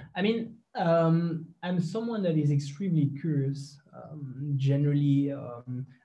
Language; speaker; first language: English; non-native, fluent; French